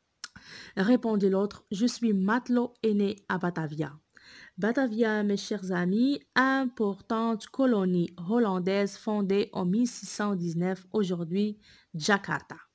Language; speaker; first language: French; non-native, local second language; Arabic